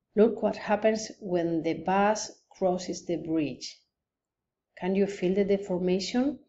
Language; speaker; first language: English; non-native, fluent; Spanish